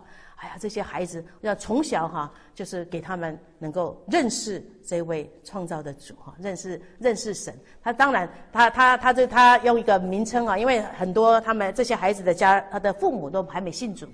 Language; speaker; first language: Chinese; native; Chinese